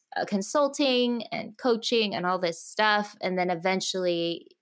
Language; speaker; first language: English; early bilingual, other home language; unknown